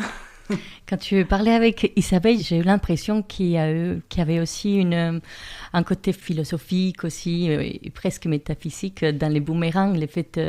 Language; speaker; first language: French; non-native, fluent; Spanish